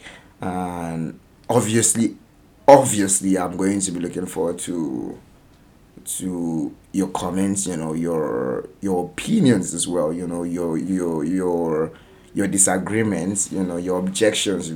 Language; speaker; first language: English; non-native, local second language; Yoruba